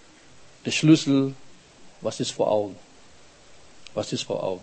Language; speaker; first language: German; non-native, fluent; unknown